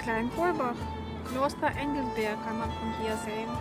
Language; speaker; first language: German; non-native, learner; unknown